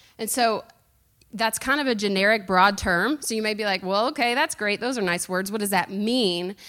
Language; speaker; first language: English; native; English